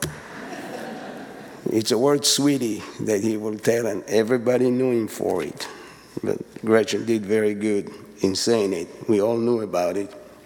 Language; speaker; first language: English; non-native, fluent; Hebrew